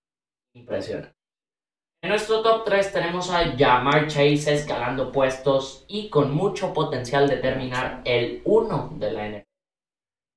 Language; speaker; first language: Spanish; native; Spanish